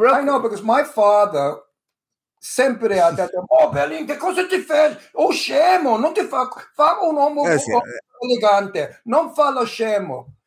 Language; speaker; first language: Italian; early bilingual, heritage; English